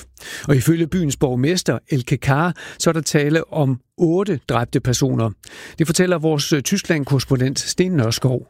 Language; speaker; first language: Danish; native; Danish